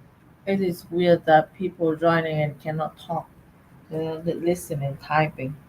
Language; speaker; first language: English; non-native, learner; Vietnamese